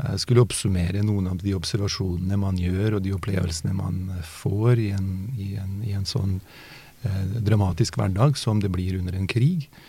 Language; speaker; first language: Norwegian; early bilingual, other home language; Bosnian